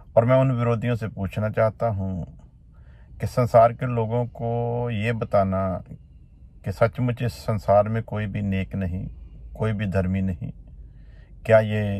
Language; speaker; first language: Hindi; non-native, local second language; Punjabi